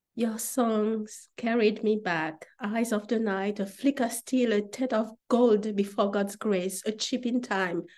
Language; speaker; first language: English; non-native, fluent; Haitian Creole